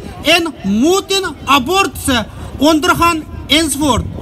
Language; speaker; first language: Dutch; non-native, learner; Uyghur